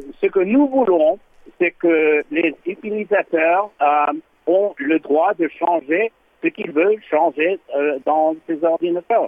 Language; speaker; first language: French; non-native, learner; English